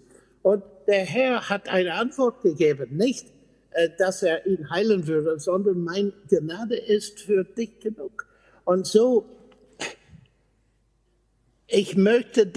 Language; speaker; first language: German; non-native, fluent; English